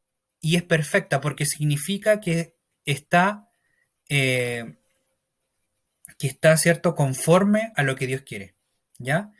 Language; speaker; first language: Spanish; native; Spanish